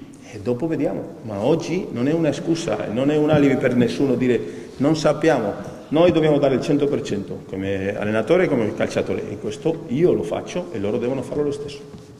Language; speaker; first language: Italian; non-native, fluent; Spanish